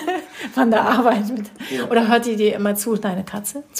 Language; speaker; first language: German; native; German